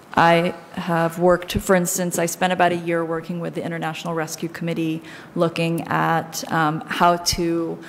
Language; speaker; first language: English; native; English